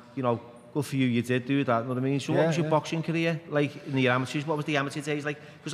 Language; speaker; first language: English; native; English